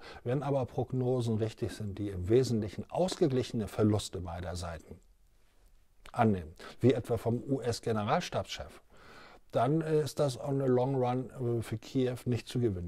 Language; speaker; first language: German; native; German